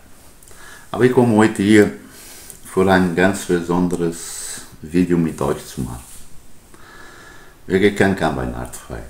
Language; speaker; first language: German; non-native, learner; Portuguese